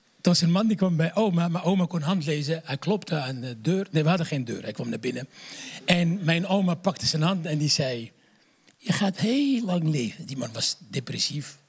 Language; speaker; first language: Dutch; non-native, fluent; Arabic